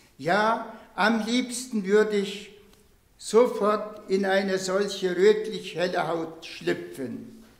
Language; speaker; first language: German; non-native, fluent; Tuvinian